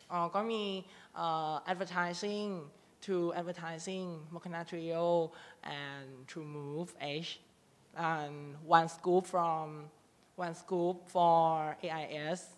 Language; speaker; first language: English; non-native, learner; Thai